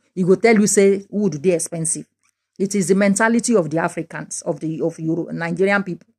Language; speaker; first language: English; non-native, local second language; Yoruba